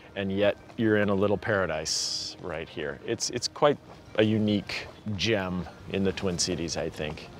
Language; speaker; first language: English; native; English